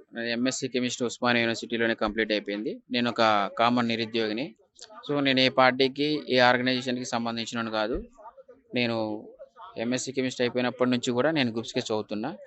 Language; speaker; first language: Telugu; native; Telugu